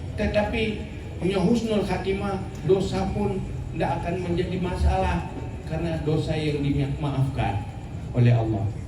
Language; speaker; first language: Malay; non-native, local second language; Achinese